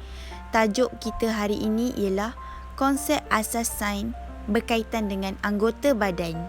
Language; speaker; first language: Malay; native; Malay